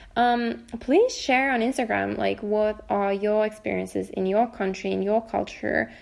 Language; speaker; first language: English; non-native, fluent; Finnish